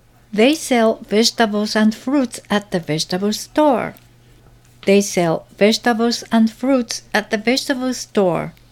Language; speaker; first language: English; non-native, fluent; Japanese